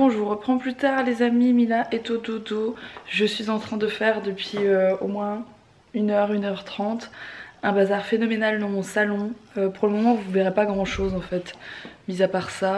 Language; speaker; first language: French; native; French